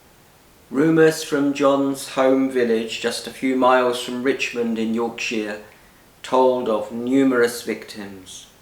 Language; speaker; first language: English; native; English